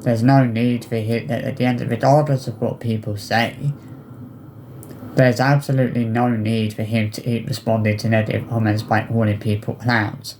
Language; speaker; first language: English; native; English